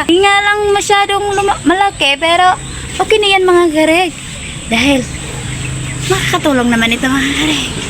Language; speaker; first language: Filipino; non-native, local second language; Cebuano